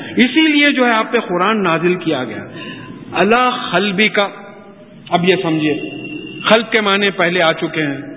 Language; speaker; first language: Urdu; native; Urdu